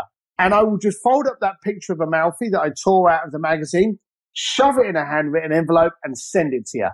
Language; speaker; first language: English; native; English